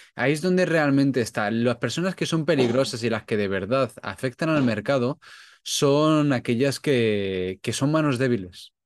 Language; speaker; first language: Spanish; native; Spanish